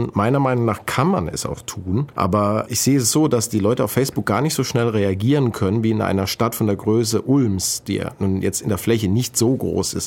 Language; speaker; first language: German; native; German